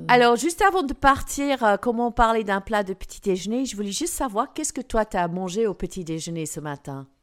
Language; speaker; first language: French; non-native, fluent; English